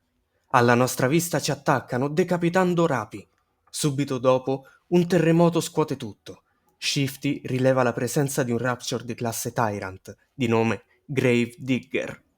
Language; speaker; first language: Italian; native; Italian